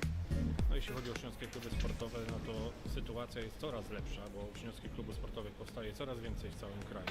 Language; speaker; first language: Polish; native; Polish